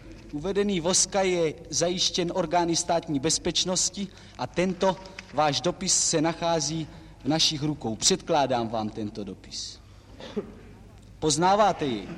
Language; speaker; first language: Czech; native; Czech